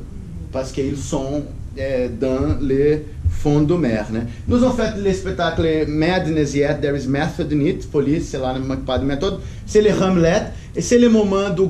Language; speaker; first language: French; non-native, learner; Portuguese